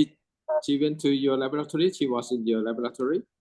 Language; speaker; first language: English; non-native, fluent; Thai